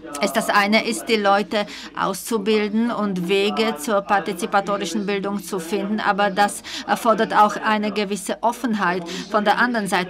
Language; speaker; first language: German; non-native, fluent; Czech